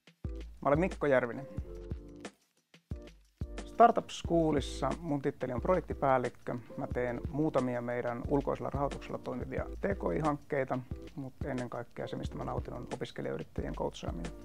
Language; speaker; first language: Finnish; native; Finnish